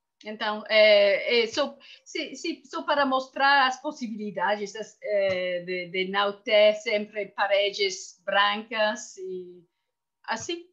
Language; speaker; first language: Portuguese; non-native, fluent; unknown